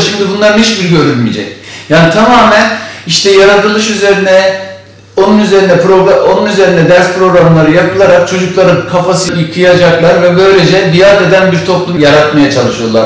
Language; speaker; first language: Turkish; native; Turkish